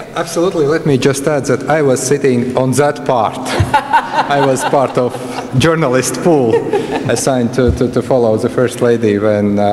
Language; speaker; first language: English; non-native, fluent; Latvian